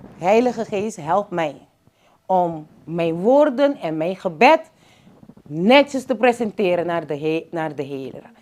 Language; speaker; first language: Dutch; non-native, local second language; Papiamento